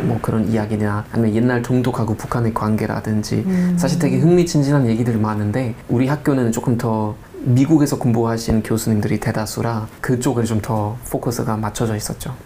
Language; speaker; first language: Korean; non-native, fluent; German